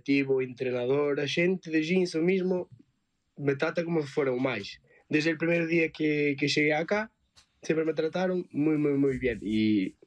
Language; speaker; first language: Spanish; non-native, learner; Portuguese